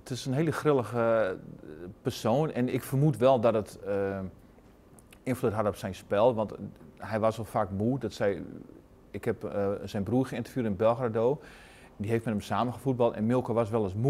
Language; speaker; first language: Dutch; native; Dutch